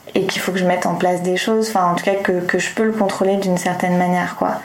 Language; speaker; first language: French; native; French